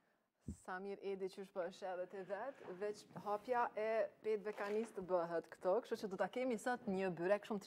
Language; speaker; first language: Albanian; native; Albanian